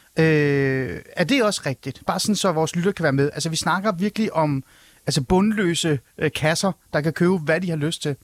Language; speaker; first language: Danish; early bilingual, other home language; Persian